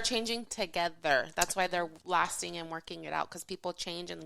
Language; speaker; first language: English; native; English